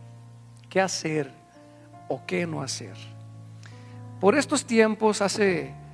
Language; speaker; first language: Spanish; native; Spanish